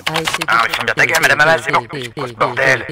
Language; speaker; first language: French; native; French